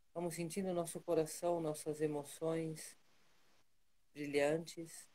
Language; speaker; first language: Portuguese; non-native, fluent; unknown